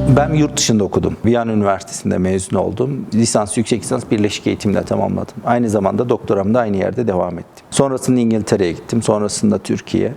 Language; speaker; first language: Turkish; early bilingual, heritage; Turkish